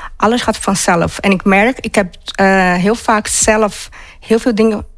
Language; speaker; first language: Dutch; non-native, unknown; Portuguese